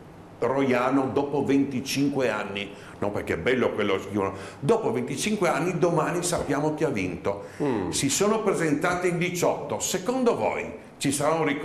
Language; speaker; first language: Italian; native; Italian